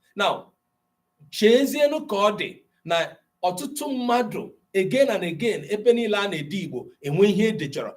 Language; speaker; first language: Igbo; native; Igbo